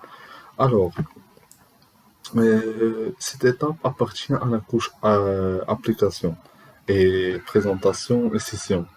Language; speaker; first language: French; non-native, learner; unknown